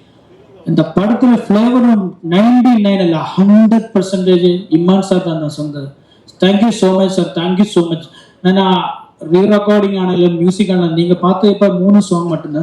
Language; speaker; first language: Tamil; non-native, learner; Malayalam